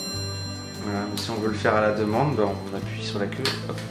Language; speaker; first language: French; native; French